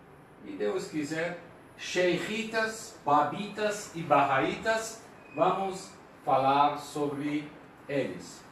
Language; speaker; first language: Portuguese; non-native, fluent; Persian